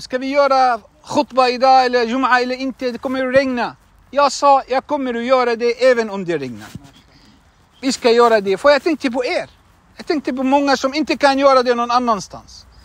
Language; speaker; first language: Swedish; non-native, fluent; Arabic